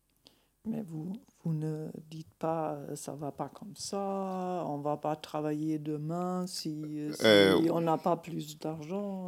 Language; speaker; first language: French; non-native, fluent; German